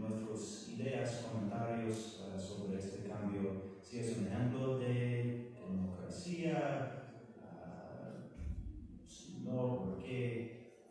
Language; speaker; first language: Spanish; non-native, learner; English